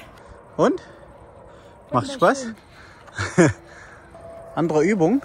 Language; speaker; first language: German; non-native, learner; Arabic